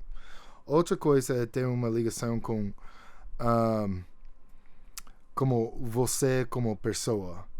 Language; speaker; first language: Portuguese; non-native, fluent; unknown